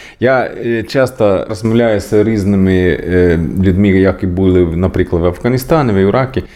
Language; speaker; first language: Ukrainian; non-native, learner; Swedish